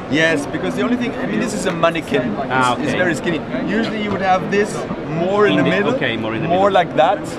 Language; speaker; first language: English; non-native, fluent; German